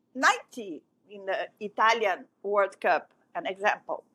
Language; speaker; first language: English; non-native, fluent; French